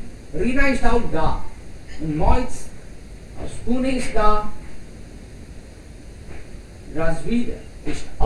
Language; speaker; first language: German; non-native, fluent; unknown